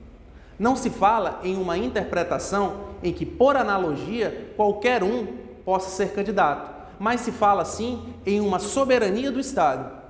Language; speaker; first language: Portuguese; native; Portuguese